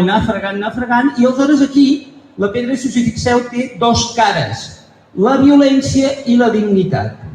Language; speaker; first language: Catalan; native; Catalan